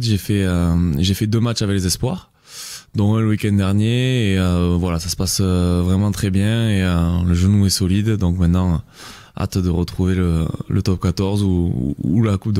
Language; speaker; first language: French; native; French